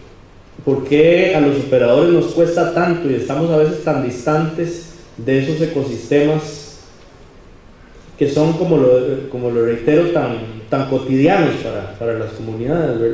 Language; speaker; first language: Spanish; native; Spanish